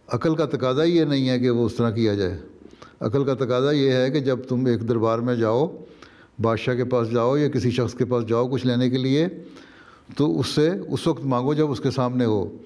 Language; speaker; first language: Urdu; native; Urdu